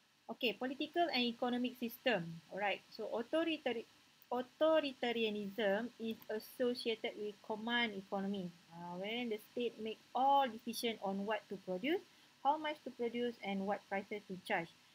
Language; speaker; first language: English; non-native, local second language; Malay